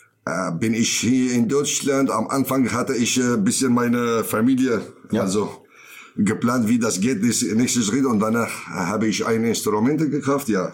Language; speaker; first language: German; non-native, learner; Kurdish